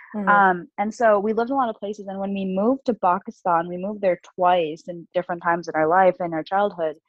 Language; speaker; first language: English; early bilingual, other home language; Urdu